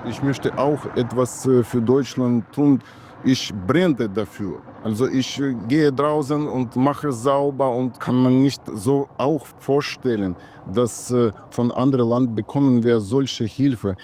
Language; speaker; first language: German; non-native, learner; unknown